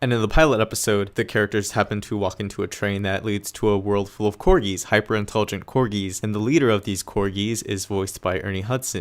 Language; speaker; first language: English; native; English